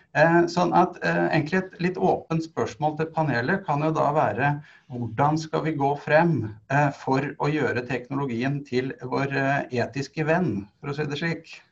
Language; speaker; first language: Norwegian; native; Norwegian